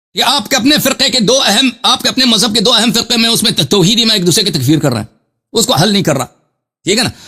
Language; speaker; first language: Urdu; non-native, fluent; Persian